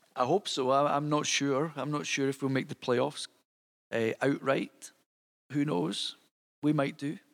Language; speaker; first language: English; native; English